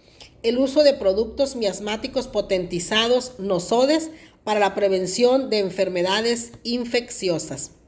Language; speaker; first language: Spanish; native; Spanish